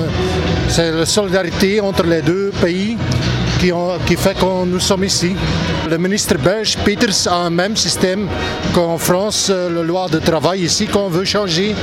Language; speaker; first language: French; non-native, local second language; Dutch